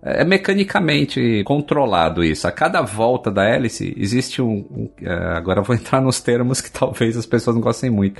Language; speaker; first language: Portuguese; native; Portuguese